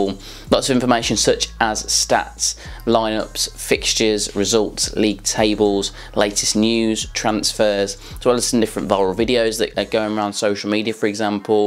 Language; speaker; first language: English; native; English